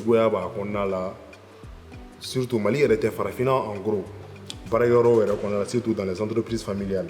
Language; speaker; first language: French; non-native, local second language; Bambara